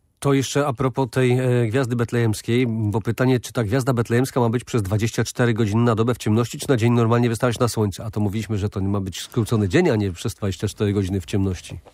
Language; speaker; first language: Polish; native; Polish